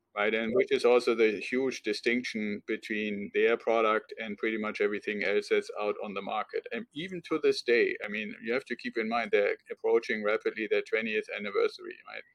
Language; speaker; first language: English; non-native, fluent; German